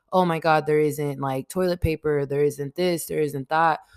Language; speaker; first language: English; early bilingual, other home language; Spanish